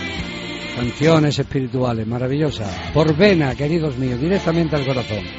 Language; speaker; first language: Spanish; native; Spanish